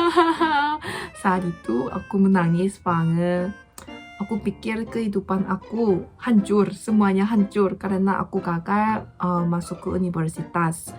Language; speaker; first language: Indonesian; non-native, fluent; Korean